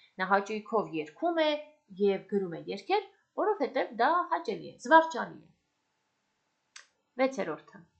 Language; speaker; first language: Armenian; native; Armenian